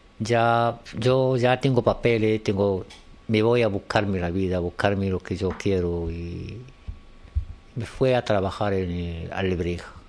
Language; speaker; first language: Spanish; non-native, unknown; Arabic